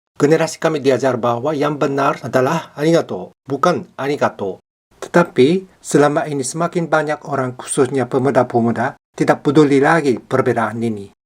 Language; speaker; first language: Indonesian; non-native, fluent; Japanese